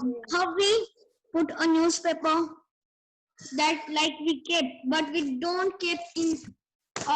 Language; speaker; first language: English; non-native, learner; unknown